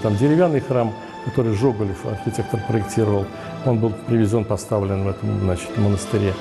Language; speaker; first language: Russian; native; Russian